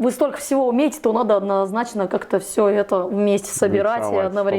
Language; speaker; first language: Russian; native; Russian